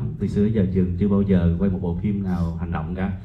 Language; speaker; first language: Vietnamese; native; Vietnamese